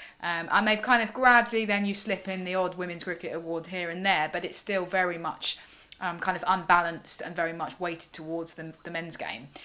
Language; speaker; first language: English; native; English